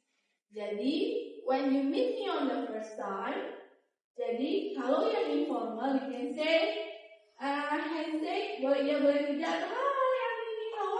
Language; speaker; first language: English; non-native, fluent; Indonesian